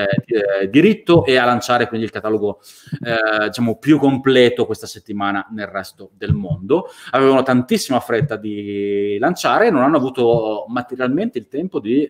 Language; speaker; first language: Italian; native; Italian